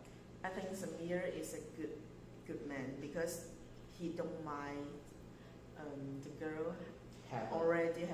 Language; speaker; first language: English; non-native, learner; Chinese